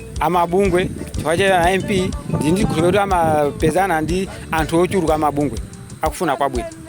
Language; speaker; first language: Nyanja; native; Nyanja